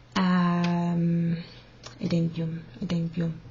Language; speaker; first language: English; non-native, local second language; Akan